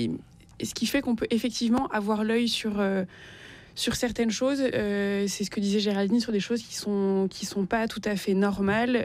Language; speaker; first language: French; native; French